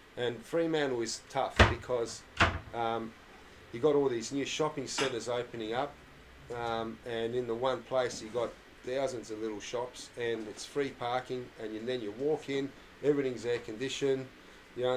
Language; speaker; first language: English; non-native, local second language; Croatian